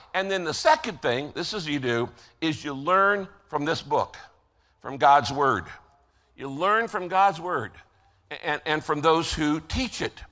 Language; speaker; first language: English; native; English